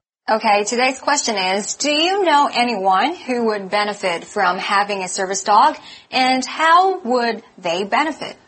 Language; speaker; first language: English; non-native, fluent; Chinese